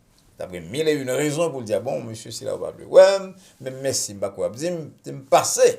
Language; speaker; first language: French; non-native, local second language; Haitian Creole